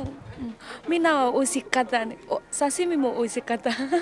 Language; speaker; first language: Japanese; non-native, learner; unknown